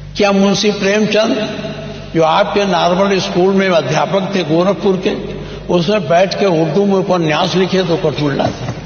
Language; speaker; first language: Hindi; native; Hindi